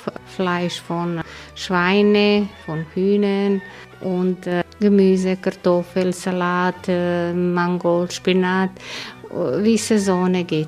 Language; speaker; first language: German; non-native, learner; Croatian